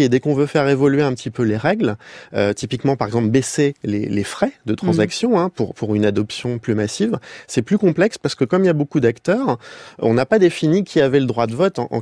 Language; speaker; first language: French; native; French